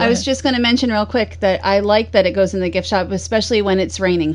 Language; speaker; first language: English; native; English